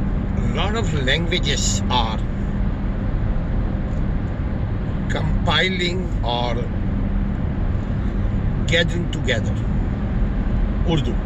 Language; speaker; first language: English; non-native, fluent; Urdu